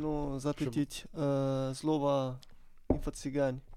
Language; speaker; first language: Russian; non-native, learner; Italian